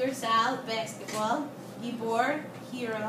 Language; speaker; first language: Hebrew; early bilingual, other home language; English